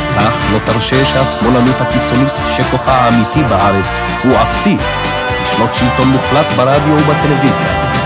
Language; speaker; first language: Hebrew; native; Hebrew